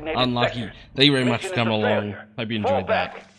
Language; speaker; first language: English; native; English